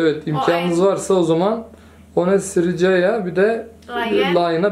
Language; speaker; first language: Turkish; native; Turkish